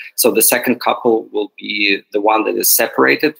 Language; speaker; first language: English; non-native, fluent; Ukrainian